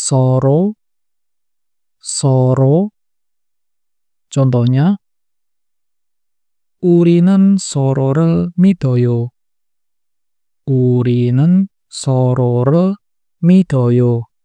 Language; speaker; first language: Korean; non-native, fluent; Indonesian